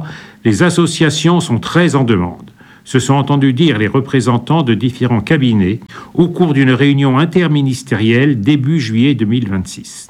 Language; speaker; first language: French; native; French